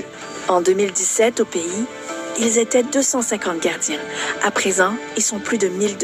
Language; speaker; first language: French; native; French